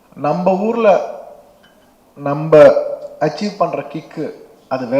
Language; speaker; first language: Tamil; non-native, local second language; Telugu